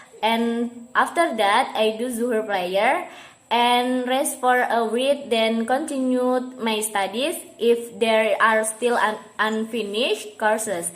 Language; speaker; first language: English; non-native, learner; Indonesian